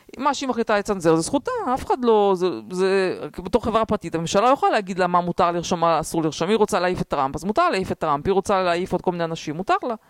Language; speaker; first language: Hebrew; early bilingual, other home language; Russian